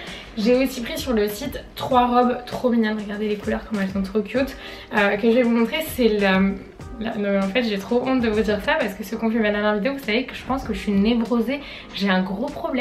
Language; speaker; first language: French; native; French